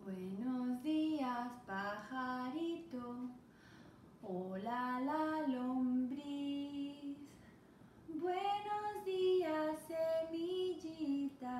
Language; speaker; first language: Spanish; non-native, fluent; English